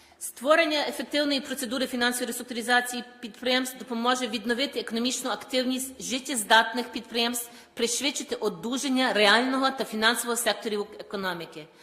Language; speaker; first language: Ukrainian; early bilingual, heritage; Ukrainian